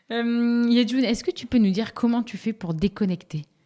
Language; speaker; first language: French; native; French